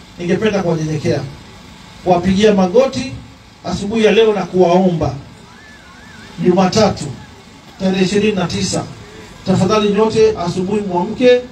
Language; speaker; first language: Swahili; native; Swahili